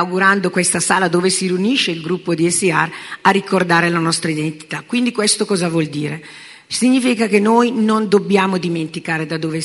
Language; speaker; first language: Italian; native; Italian